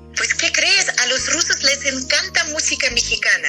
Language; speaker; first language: Spanish; non-native, fluent; Russian